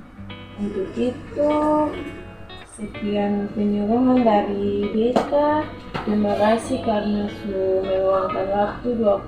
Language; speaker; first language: Indonesian; non-native, local second language; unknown